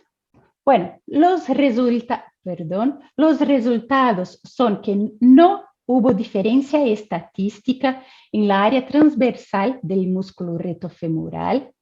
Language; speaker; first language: Spanish; non-native, fluent; Portuguese